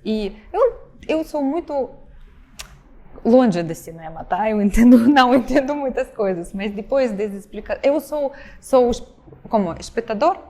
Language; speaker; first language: Portuguese; non-native, fluent; Ukrainian